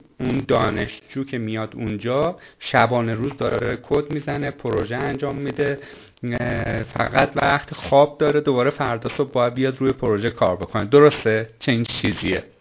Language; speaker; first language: Persian; native; Persian